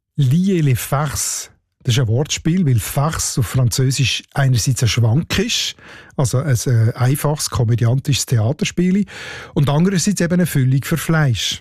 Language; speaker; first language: German; native; German